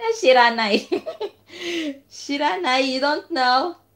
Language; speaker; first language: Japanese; non-native, learner; Filipino